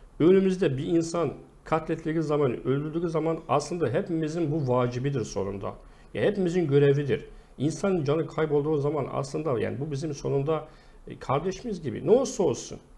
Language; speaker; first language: Turkish; non-native, fluent; Arabic